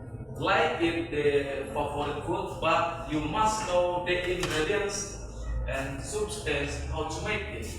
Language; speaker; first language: English; non-native, learner; Indonesian